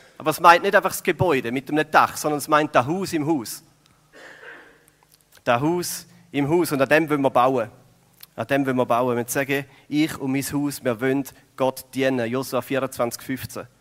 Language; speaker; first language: German; native; German